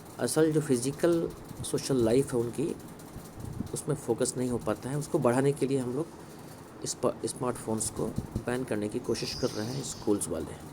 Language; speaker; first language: Urdu; native; Urdu